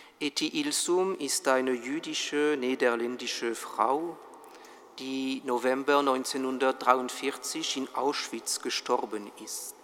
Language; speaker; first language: German; non-native, fluent; French